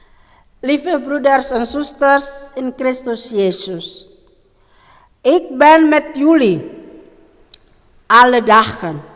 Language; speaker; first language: Dutch; non-native, learner; Indonesian